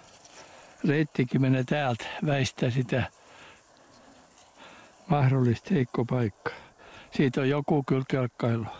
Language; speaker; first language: Finnish; native; Finnish